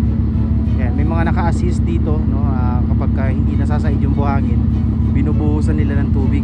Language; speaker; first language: Filipino; native; Filipino